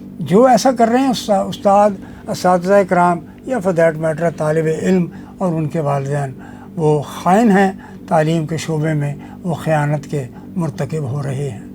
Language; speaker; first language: Urdu; non-native, local second language; Saraiki